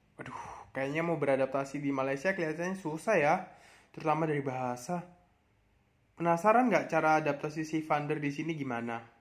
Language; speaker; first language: Indonesian; native; Indonesian